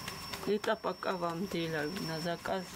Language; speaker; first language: Russian; non-native, local second language; Ossetic